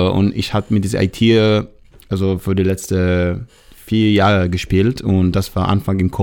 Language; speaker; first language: German; non-native, learner; Hebrew